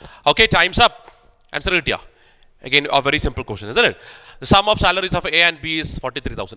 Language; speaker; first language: English; non-native, local second language; Malayalam